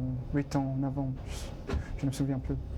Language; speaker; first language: French; non-native, learner; Arabic